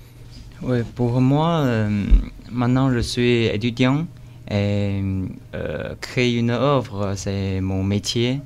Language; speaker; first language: French; non-native, learner; Chinese